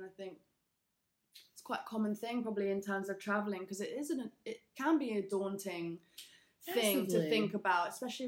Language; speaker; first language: English; native; English